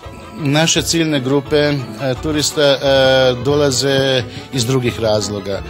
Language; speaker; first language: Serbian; non-native, local second language; Hungarian